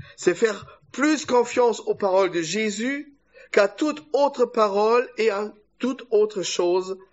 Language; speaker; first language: French; non-native, fluent; German